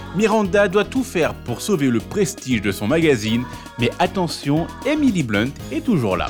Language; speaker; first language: French; native; French